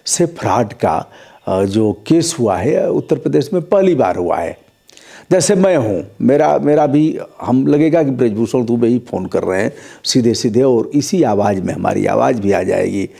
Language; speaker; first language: Hindi; native; Hindi